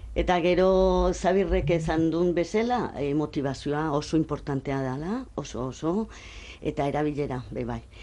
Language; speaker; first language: Basque; non-native, fluent; Spanish